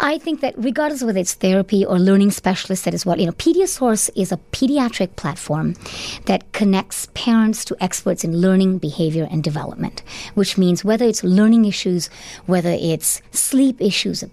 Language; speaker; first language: English; non-native, local second language; Tamil